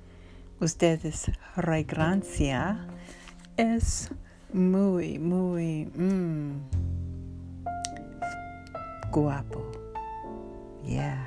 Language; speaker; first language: Spanish; non-native, learner; English